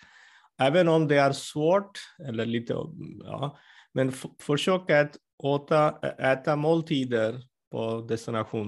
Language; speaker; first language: Swedish; non-native, fluent; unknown